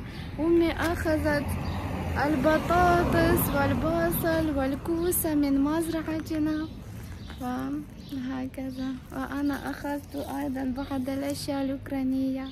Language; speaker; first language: Arabic; non-native, fluent; Ukrainian